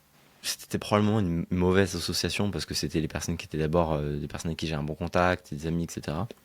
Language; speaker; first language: French; native; French